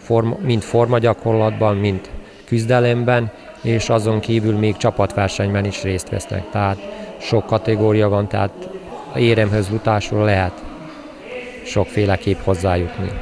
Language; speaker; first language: Hungarian; native; Hungarian